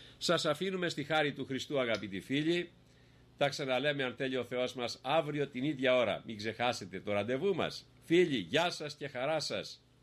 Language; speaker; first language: Greek; native; Greek